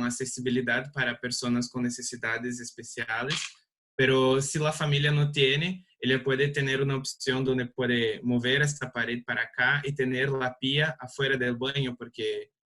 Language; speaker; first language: Spanish; non-native, learner; Portuguese